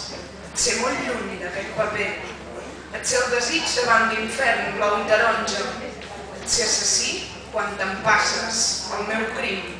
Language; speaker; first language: Catalan; native; Catalan